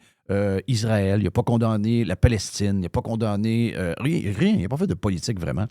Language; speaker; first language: French; native; French